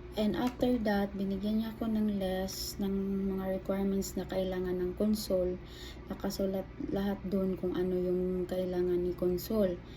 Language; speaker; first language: Filipino; non-native, local second language; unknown